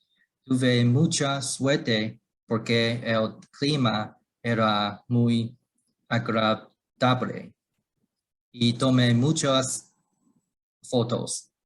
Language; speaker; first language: Spanish; non-native, learner; Chinese